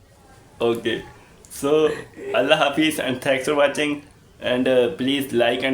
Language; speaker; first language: English; non-native, local second language; Urdu